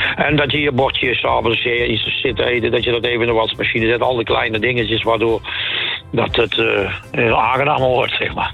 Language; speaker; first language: Dutch; early bilingual, heritage; Dutch